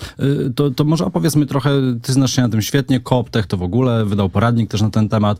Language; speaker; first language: Polish; native; Polish